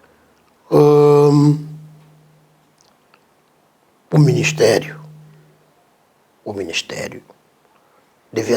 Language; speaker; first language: Portuguese; non-native, local second language; Tsonga